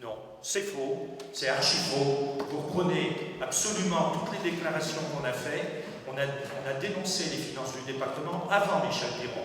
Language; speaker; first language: French; native; French